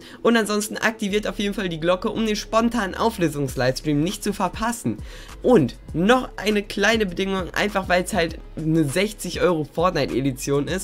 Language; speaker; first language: German; native; German